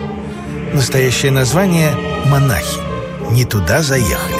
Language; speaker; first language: Russian; native; Russian